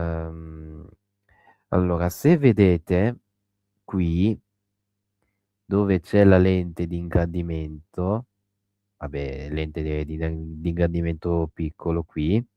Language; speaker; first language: Italian; native; Italian